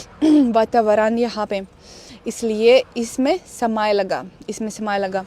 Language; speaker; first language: Hindi; non-native, fluent; Russian